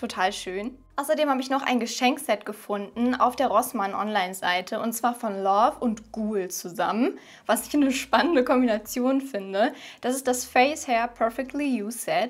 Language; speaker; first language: German; native; German